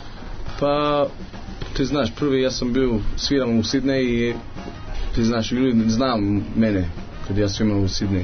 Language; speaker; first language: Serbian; early bilingual, heritage; Serbian